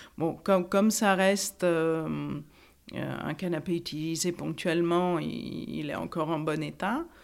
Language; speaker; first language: French; non-native, fluent; Italian